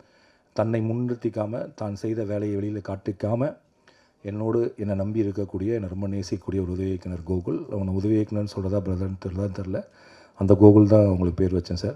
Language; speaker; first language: Tamil; native; Tamil